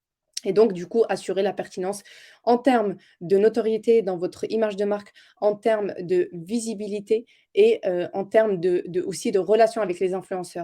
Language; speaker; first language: French; native; French